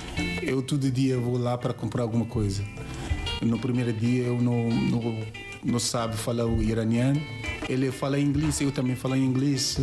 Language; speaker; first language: Portuguese; non-native, learner; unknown